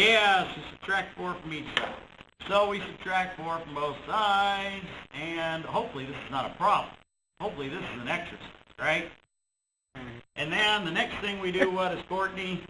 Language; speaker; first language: English; native; English